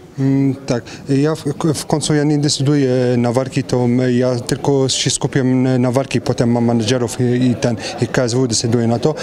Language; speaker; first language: Polish; non-native, fluent; French